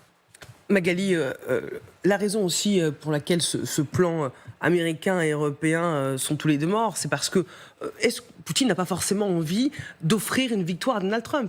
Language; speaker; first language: French; native; French